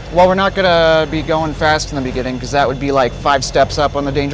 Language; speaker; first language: English; native; English